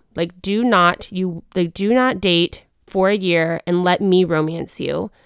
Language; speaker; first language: English; native; English